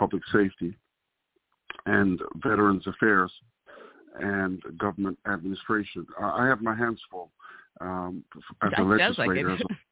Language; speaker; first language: English; native; English